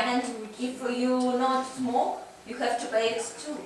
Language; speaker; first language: English; non-native, learner; Russian